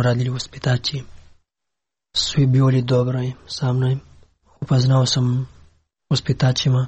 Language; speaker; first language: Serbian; non-native, learner; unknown